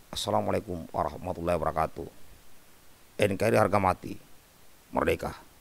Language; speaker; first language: Indonesian; native; Indonesian